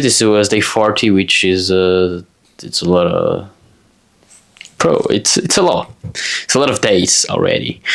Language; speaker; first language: English; non-native, fluent; Portuguese